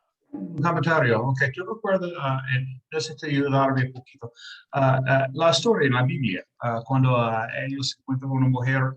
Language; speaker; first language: Spanish; non-native, learner; English